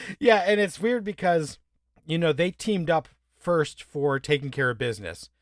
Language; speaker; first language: English; native; English